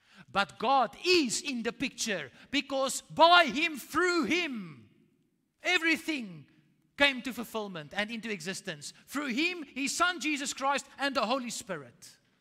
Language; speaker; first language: English; non-native, local second language; Afrikaans